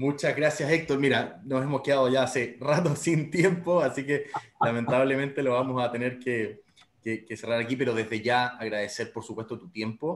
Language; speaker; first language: Spanish; native; Spanish